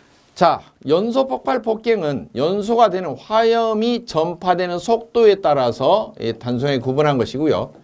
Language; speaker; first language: Korean; native; Korean